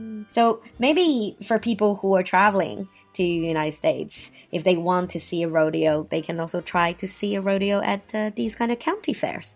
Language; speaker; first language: English; non-native, fluent; Chinese